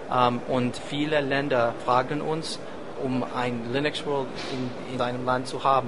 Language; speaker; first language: German; non-native, learner; English